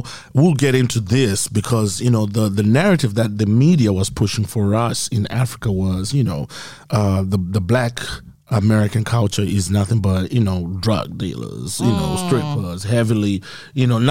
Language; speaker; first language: English; non-native, local second language; Shona